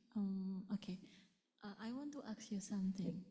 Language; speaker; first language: English; non-native, learner; Indonesian